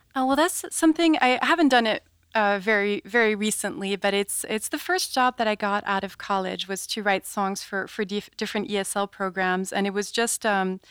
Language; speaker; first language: English; non-native, fluent; French